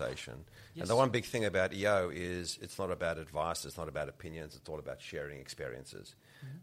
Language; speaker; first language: English; native; English